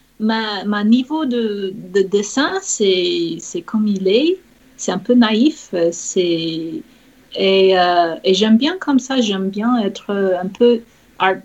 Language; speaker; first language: French; non-native, fluent; English